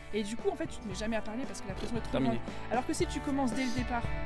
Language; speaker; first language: French; native; French